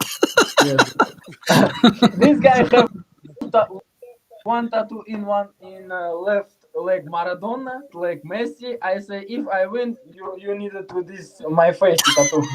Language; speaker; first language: English; non-native, learner; Uzbek